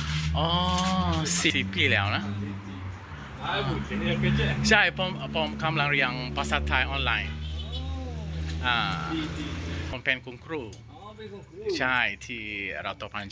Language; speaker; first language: Thai; non-native, learner; Malay